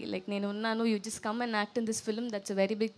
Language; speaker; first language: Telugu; non-native, fluent; Tamil